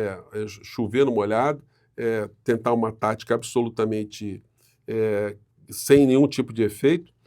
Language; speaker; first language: Portuguese; native; Portuguese